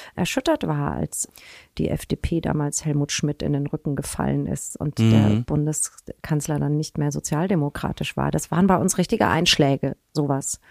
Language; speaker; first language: German; native; German